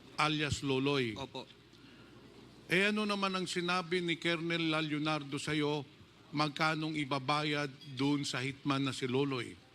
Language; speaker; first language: Filipino; native; Filipino